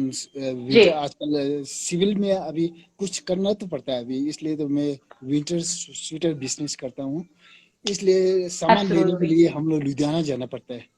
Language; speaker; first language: Hindi; non-native, local second language; Tibetan